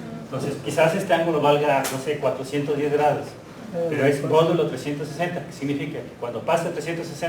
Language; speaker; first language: Spanish; native; Spanish